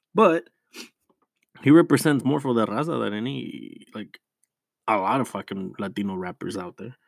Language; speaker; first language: English; early bilingual, other home language; Spanish